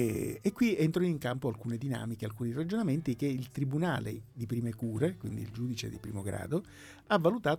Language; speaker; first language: Italian; native; Italian